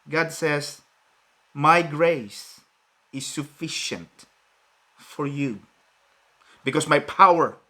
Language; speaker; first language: English; non-native, local second language; Filipino